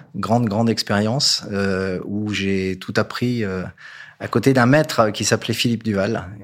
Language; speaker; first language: French; native; French